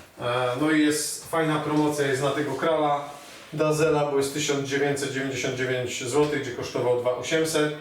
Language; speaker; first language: Polish; native; Polish